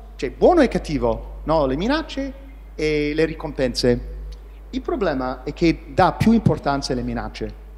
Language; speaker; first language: Italian; non-native, fluent; English